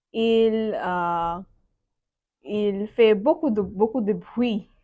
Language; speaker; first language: French; non-native, learner; Bangla